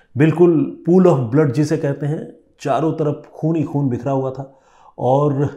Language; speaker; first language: Hindi; non-native, local second language; Bangla